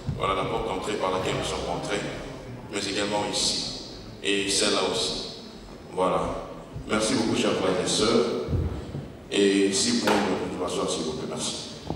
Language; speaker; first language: French; non-native, local second language; Lingala